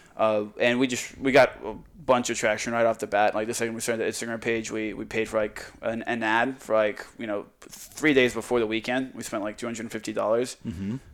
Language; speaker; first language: English; non-native, fluent; Croatian